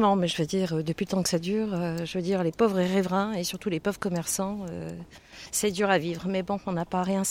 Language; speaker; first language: French; native; French